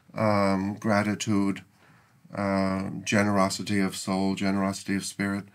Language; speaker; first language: English; native; English